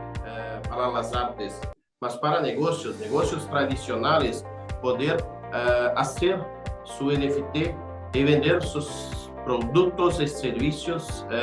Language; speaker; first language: Spanish; non-native, fluent; Portuguese